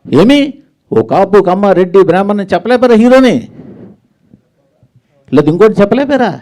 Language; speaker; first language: Telugu; native; Telugu